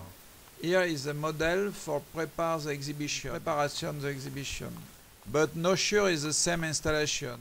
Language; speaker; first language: English; non-native, learner; French